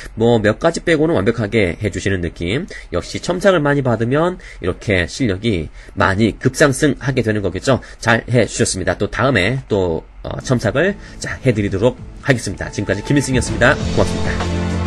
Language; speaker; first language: Korean; native; Korean